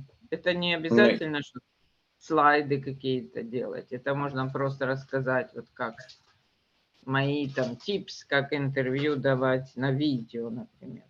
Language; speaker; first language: Russian; native; Russian